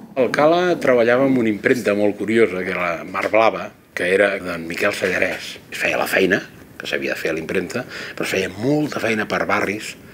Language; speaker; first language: Catalan; native; Catalan